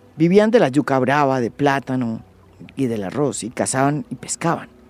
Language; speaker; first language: Spanish; native; Spanish